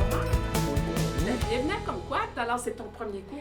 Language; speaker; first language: French; native; French